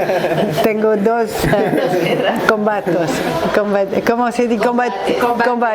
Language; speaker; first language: Spanish; non-native, learner; French